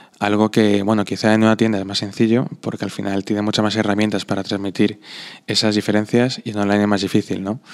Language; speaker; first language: Spanish; non-native, fluent; Slovak